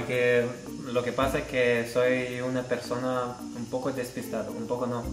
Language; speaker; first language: Spanish; non-native, fluent; Lithuanian